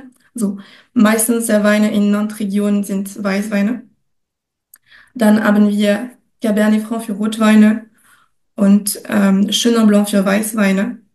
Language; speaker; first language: German; non-native, fluent; French